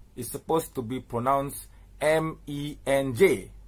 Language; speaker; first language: English; non-native, local second language; Malay